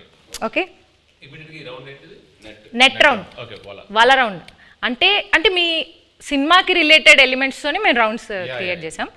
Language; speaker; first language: Telugu; native; Telugu